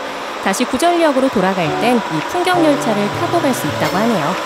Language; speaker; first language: Korean; native; Korean